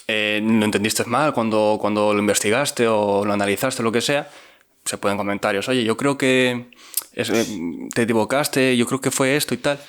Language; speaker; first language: Spanish; native; Spanish